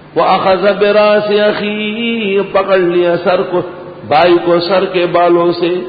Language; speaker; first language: Urdu; non-native, local second language; Pashto